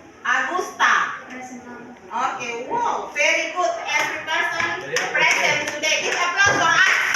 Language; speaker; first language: English; non-native, learner; Indonesian